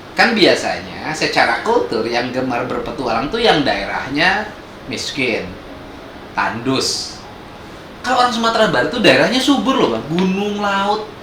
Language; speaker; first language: Indonesian; non-native, local second language; Sundanese